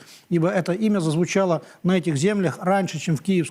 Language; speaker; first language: Russian; native; Russian